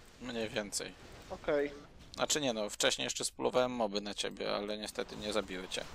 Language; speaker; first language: Polish; native; Polish